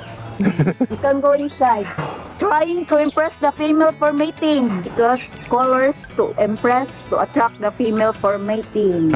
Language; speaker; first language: English; non-native, local second language; Cebuano